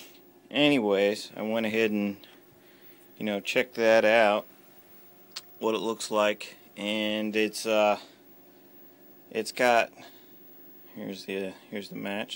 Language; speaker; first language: English; native; English